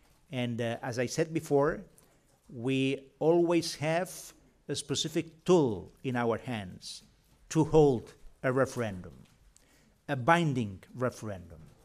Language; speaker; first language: English; non-native, fluent; Catalan